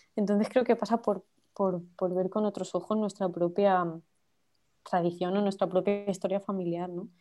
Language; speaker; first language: Spanish; native; Spanish